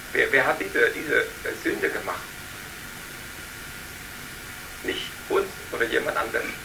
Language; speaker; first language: German; non-native, learner; Vietnamese